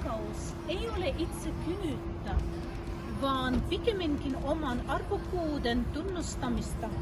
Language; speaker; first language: Finnish; non-native, learner; Russian